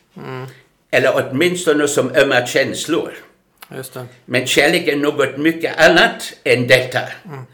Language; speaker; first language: Swedish; non-native, fluent; German